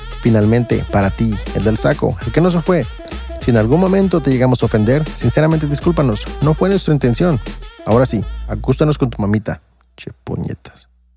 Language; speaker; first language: Spanish; early bilingual, heritage; Spanish